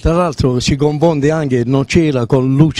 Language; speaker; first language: Italian; native; Italian